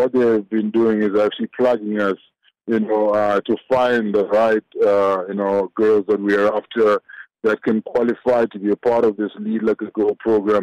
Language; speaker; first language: English; non-native, local second language; Shona